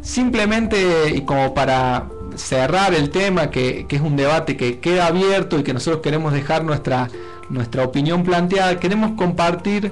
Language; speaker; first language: Spanish; native; Spanish